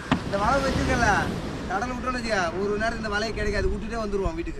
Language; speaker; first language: Tamil; native; Tamil